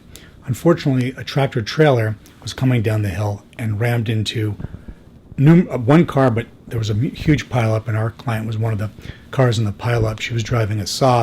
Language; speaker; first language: English; native; English